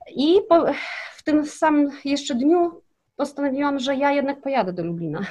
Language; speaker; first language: Polish; early bilingual, heritage; Kazakh